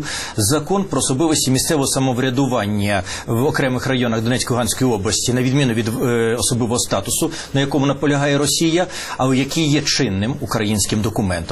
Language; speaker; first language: Ukrainian; native; Ukrainian